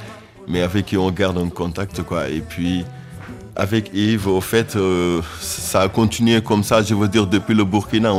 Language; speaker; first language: French; non-native, local second language; Wolof